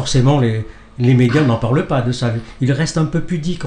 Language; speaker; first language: French; native; French